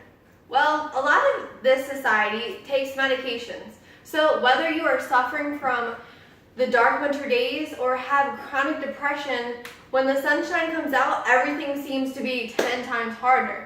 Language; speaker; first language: English; native; English